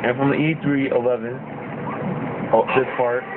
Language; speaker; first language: English; native; English